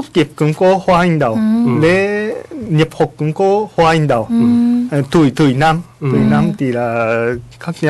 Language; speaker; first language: Vietnamese; non-native, fluent; Japanese